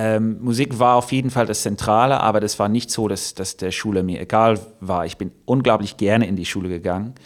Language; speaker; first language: German; non-native, fluent; English